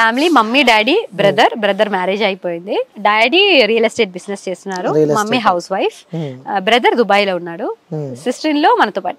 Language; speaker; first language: Telugu; non-native, fluent; Malayalam